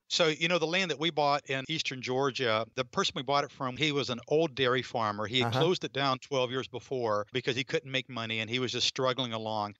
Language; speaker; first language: English; native; English